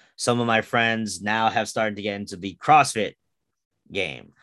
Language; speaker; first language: English; early bilingual, other home language; Filipino